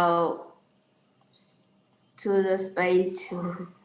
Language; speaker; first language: English; non-native, learner; Vietnamese